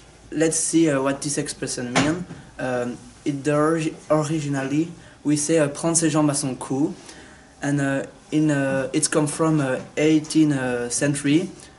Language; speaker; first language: English; non-native, learner; French